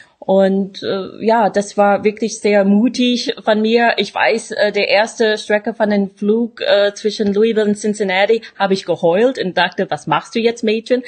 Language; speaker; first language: German; non-native, fluent; English